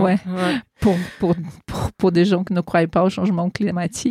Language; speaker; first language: French; non-native, fluent; Portuguese